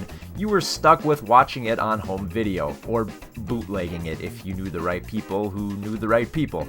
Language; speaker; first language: English; native; English